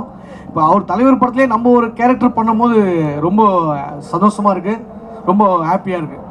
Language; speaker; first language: Tamil; native; Tamil